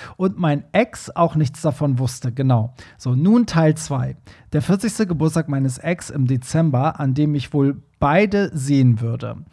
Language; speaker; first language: German; early bilingual, other home language; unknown